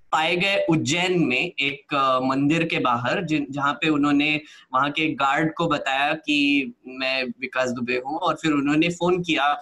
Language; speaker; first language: Hindi; native; Hindi